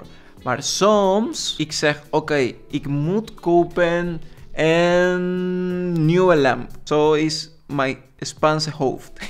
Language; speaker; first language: Dutch; non-native, learner; Spanish